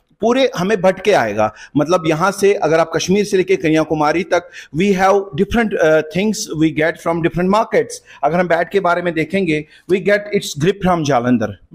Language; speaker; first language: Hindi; non-native, local second language; Kashmiri